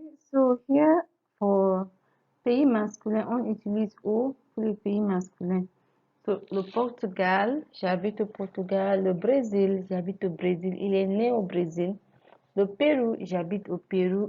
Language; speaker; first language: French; non-native, fluent; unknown